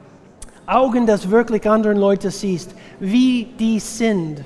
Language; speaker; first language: German; non-native, fluent; English